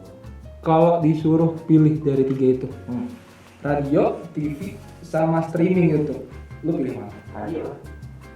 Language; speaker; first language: Indonesian; native; Indonesian